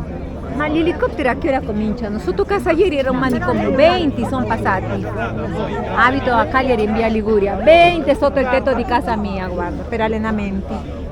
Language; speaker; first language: Italian; non-native, fluent; Spanish